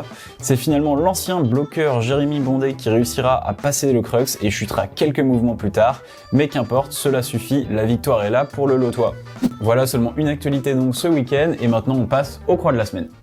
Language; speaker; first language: French; native; French